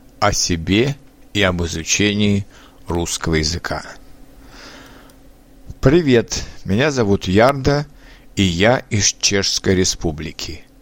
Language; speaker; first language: Russian; non-native, learner; Czech